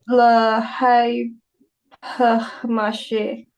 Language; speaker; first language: French; non-native, learner; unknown